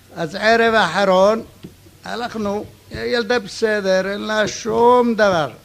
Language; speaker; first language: Hebrew; non-native, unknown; Arabic